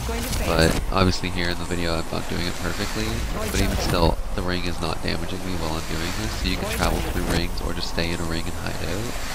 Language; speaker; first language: English; native; English